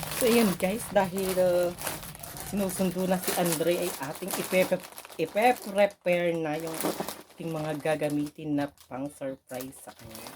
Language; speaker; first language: Filipino; native; Filipino